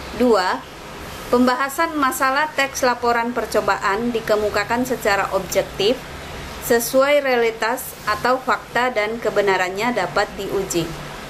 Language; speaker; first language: Indonesian; native; Indonesian